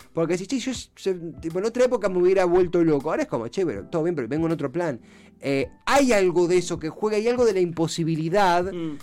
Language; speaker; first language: Spanish; native; Spanish